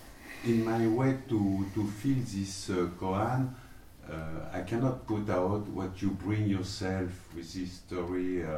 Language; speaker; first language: English; non-native, learner; French